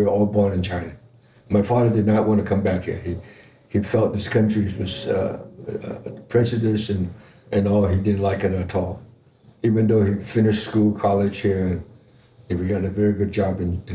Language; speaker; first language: English; non-native, fluent; Chinese